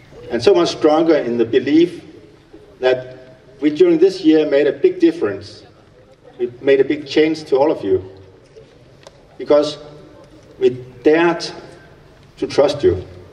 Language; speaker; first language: English; non-native, fluent; Danish